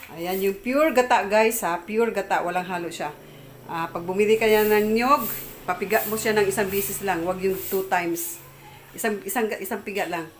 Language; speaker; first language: Filipino; non-native, local second language; Cebuano